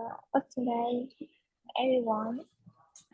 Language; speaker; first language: English; non-native, learner; Vietnamese